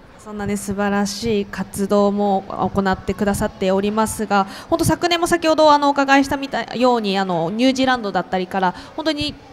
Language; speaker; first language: Japanese; native; Japanese